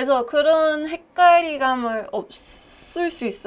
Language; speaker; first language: Korean; non-native, learner; English